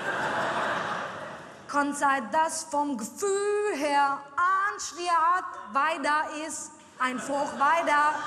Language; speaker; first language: German; native; German